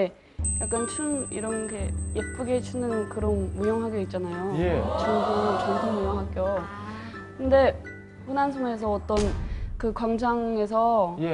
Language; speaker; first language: Korean; non-native, fluent; Chinese